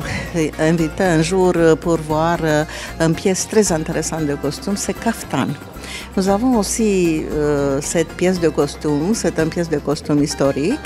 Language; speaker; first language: French; non-native, fluent; Romanian